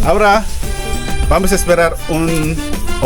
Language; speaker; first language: Spanish; non-native, learner; Filipino